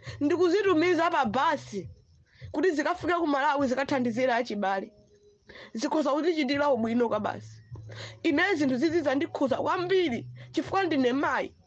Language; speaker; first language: Nyanja; non-native, local second language; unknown